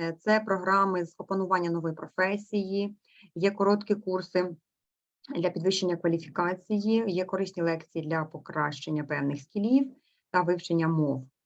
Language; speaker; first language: Ukrainian; native; Ukrainian